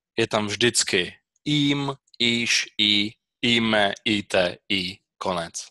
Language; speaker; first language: Czech; native; Czech